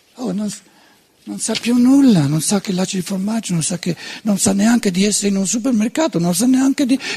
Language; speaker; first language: Italian; non-native, fluent; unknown